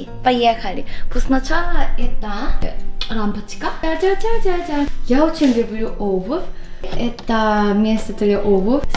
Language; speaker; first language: Russian; non-native, learner; Korean